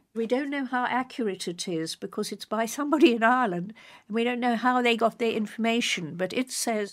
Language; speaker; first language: English; native; English